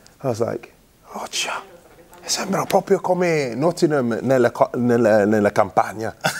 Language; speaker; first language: Italian; non-native, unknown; English